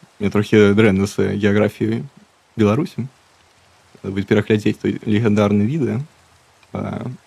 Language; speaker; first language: Belarusian; non-native, local second language; Russian